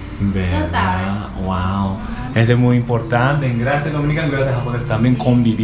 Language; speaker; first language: Spanish; non-native, learner; Japanese